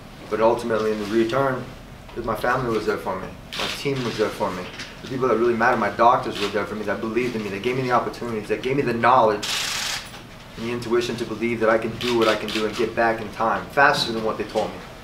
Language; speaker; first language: English; native; English